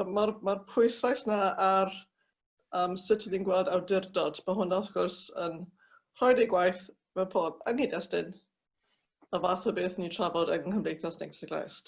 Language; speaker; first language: Welsh; native; Welsh